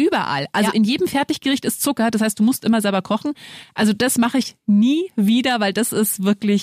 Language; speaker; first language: German; native; German